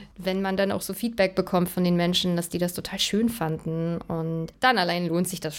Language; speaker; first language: German; native; German